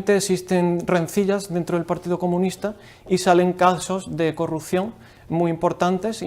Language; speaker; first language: Spanish; native; Spanish